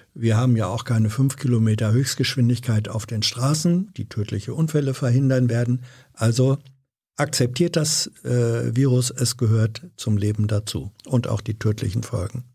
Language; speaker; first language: German; native; German